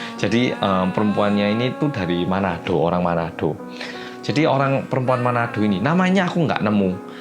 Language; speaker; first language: Indonesian; early bilingual, other home language; Korean